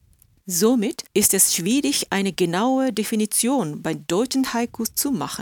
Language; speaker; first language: German; non-native, fluent; Japanese